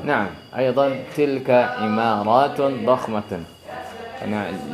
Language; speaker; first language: Arabic; non-native, fluent; Indonesian